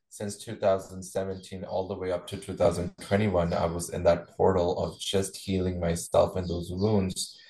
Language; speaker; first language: English; non-native, local second language; Punjabi